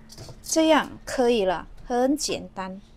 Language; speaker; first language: Chinese; non-native, learner; Indonesian